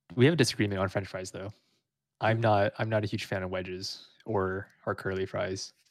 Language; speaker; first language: English; early bilingual, other home language; Vietnamese